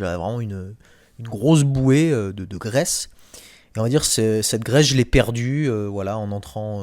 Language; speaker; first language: French; native; French